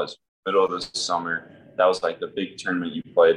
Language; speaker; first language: English; native; English